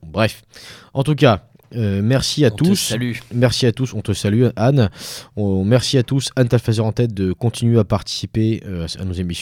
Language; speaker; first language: French; native; French